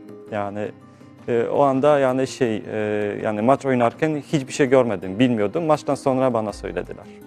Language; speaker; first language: Turkish; early bilingual, heritage; Turkish